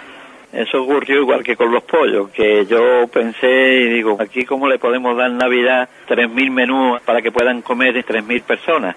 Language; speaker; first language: Spanish; native; Spanish